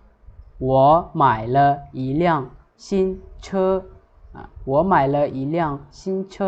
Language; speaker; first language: Chinese; non-native, fluent; Lao